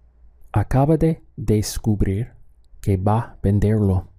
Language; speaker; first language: Spanish; non-native, fluent; English